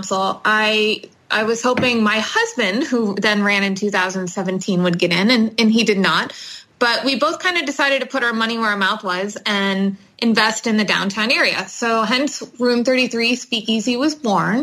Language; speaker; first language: English; native; English